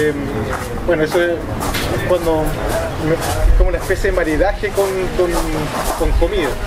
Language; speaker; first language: Spanish; native; Spanish